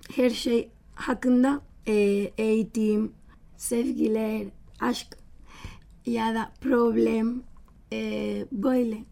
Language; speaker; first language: Turkish; non-native, learner; Spanish